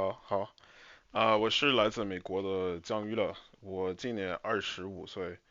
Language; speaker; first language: Chinese; non-native, fluent; English